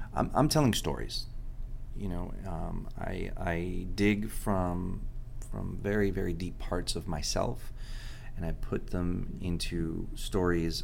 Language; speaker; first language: English; early bilingual, other home language; Spanish